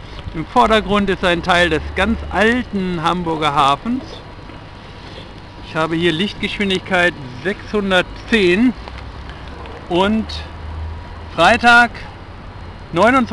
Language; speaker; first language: German; native; German